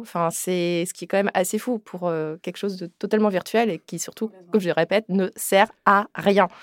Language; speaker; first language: French; native; French